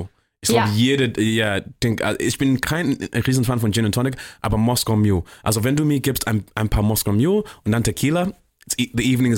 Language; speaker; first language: German; non-native, fluent; English